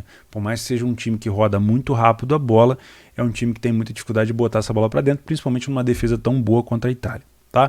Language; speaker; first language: Portuguese; native; Portuguese